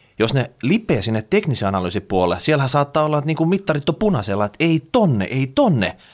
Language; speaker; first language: Finnish; native; Finnish